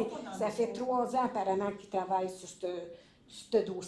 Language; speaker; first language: French; native; French